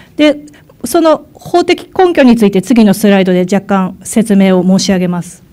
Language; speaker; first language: Japanese; native; Japanese